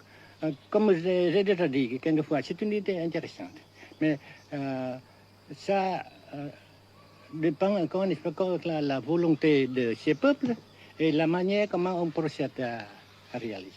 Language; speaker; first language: French; non-native, local second language; Vietnamese